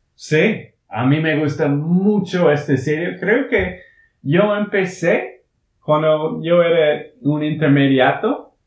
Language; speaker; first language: Spanish; non-native, learner; English